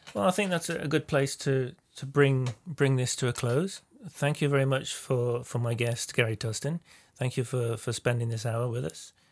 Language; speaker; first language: English; native; English